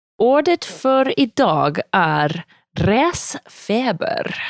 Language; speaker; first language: Swedish; non-native, learner; English